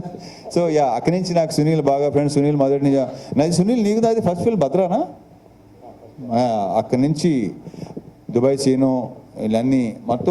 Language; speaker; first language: Telugu; native; Telugu